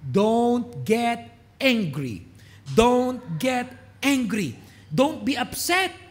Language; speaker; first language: English; non-native, local second language; Filipino